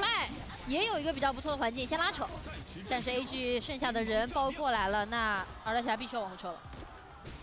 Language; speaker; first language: Chinese; native; Chinese